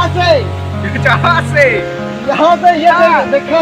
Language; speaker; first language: Hindi; non-native, local second language; Karbi